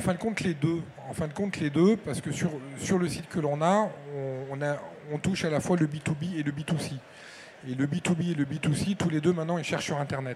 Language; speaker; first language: French; native; French